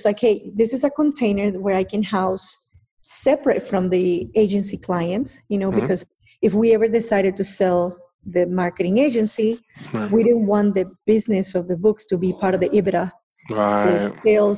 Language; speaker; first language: English; non-native, fluent; Spanish